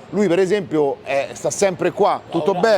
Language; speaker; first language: Italian; native; Italian